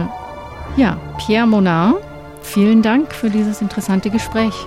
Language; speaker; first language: German; native; German